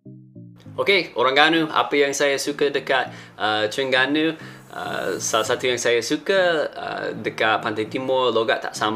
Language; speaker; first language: Indonesian; non-native, fluent; English